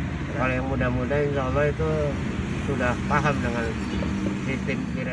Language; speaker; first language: Indonesian; native; Indonesian